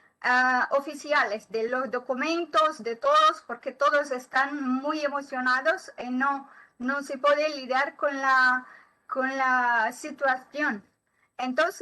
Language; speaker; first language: Spanish; non-native, learner; Portuguese